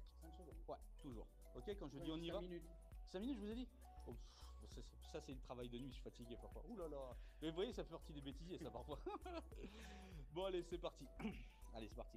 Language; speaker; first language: French; native; French